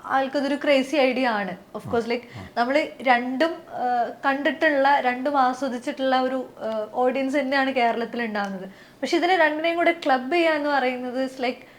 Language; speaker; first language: Malayalam; native; Malayalam